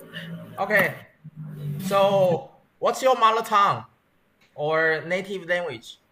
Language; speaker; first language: English; non-native, learner; Chinese